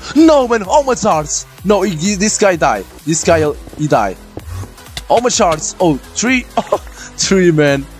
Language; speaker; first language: English; non-native, learner; Portuguese